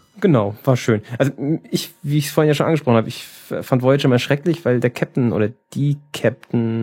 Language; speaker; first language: German; native; German